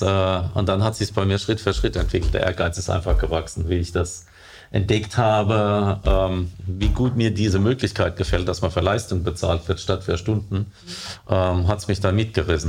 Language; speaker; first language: German; native; German